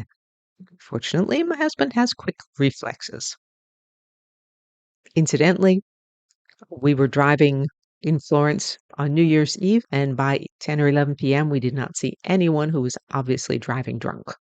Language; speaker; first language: English; native; English